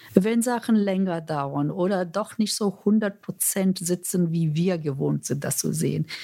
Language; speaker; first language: German; non-native, fluent; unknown